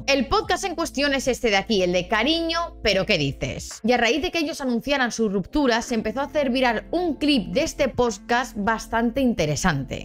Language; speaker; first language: Spanish; native; Spanish